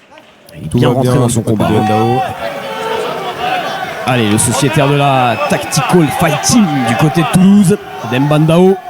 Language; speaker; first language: French; native; French